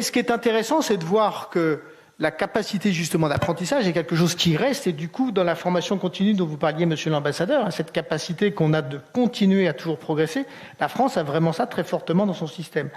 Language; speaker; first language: French; native; French